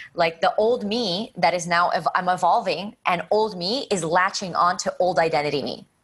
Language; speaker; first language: English; native; English